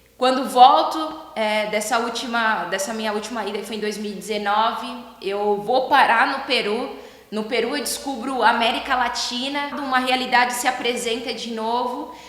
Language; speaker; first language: Portuguese; native; Portuguese